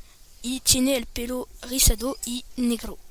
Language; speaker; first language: Spanish; non-native, learner; French